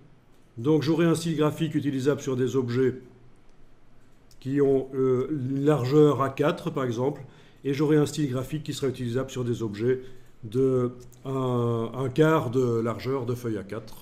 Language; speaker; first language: French; native; French